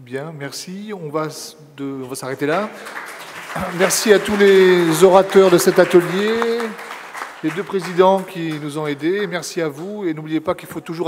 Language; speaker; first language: French; native; French